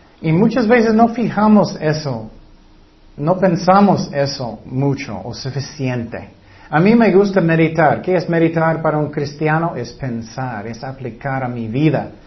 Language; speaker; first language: Spanish; non-native, fluent; English